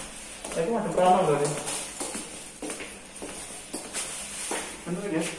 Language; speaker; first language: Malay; non-native, local second language; Javanese